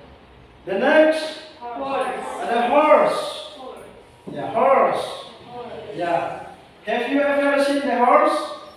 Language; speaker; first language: English; non-native, learner; Indonesian